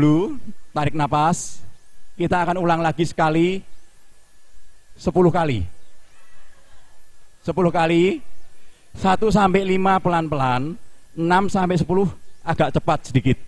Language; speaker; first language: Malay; non-native, local second language; Javanese